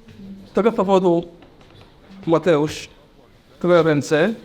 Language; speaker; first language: Polish; non-native, fluent; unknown